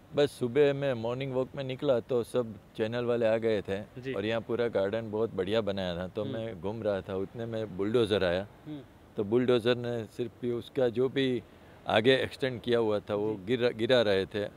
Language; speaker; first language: Hindi; non-native, local second language; Gujarati